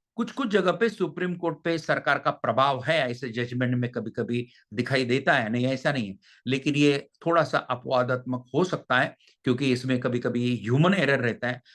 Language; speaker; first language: Hindi; non-native, local second language; Marathi